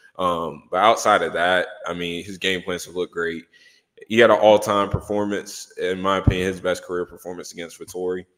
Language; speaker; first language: English; native; English